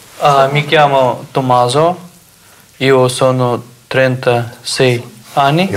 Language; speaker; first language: Italian; non-native, learner; Russian